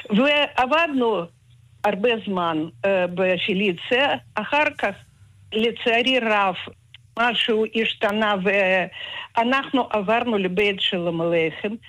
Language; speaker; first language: Hebrew; non-native, fluent; Russian